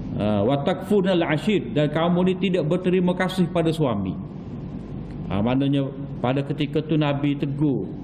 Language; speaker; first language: Malay; native; Malay